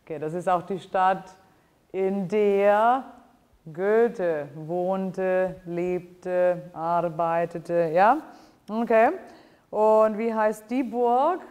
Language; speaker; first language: German; non-native, fluent; English